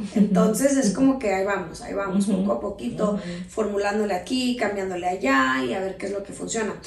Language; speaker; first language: Spanish; native; Spanish